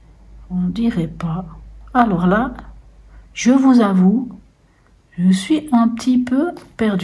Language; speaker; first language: French; native; French